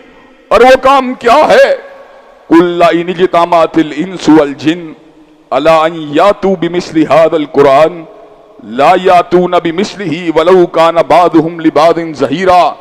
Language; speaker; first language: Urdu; native; Urdu